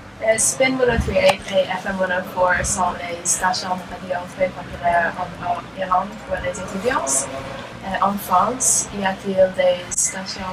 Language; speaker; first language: French; non-native, learner; English